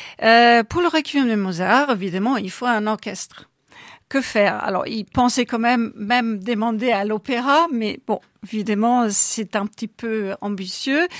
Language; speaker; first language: French; non-native, fluent; German